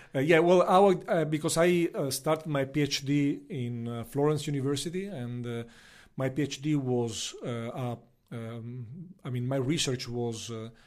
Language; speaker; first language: English; non-native, fluent; Italian